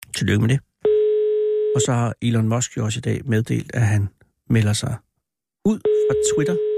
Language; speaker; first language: Danish; native; Danish